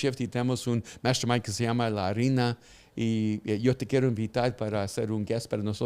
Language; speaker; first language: Spanish; early bilingual, heritage; Spanish